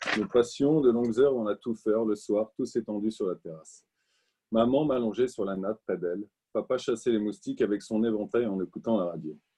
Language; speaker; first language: French; native; French